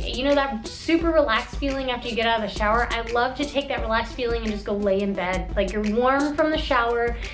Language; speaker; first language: English; native; English